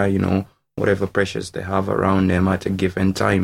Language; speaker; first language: English; non-native, local second language; Ganda